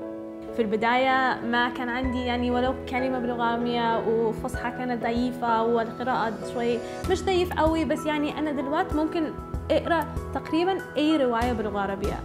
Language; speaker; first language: Arabic; non-native, fluent; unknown